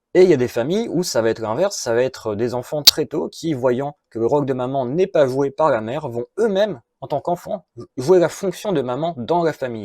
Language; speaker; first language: French; native; French